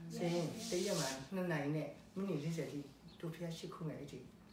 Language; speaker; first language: Burmese; non-native, local second language; S'gaw Karen